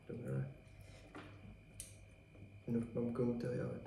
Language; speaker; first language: Vietnamese; non-native, learner; Finnish